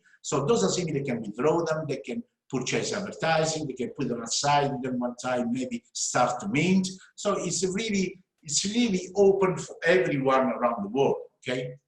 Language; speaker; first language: English; non-native, fluent; Italian